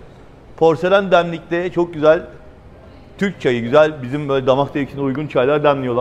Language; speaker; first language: Turkish; native; Turkish